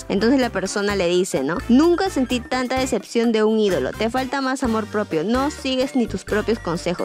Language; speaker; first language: Spanish; native; Spanish